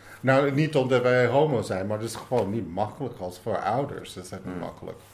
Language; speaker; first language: Dutch; non-native, fluent; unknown